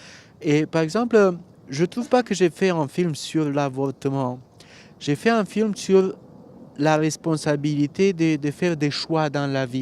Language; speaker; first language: French; non-native, fluent; Romanian